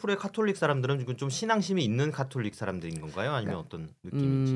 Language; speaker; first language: Korean; native; Korean